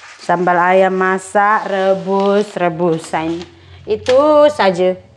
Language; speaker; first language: Indonesian; native; Indonesian